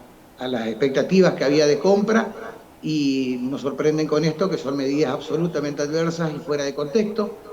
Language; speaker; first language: Spanish; native; Spanish